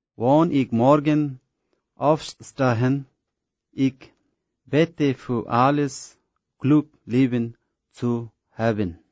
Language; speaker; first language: German; non-native, learner; Tibetan